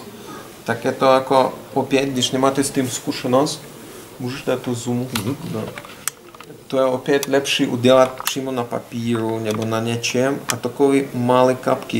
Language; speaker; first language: Czech; non-native, learner; Russian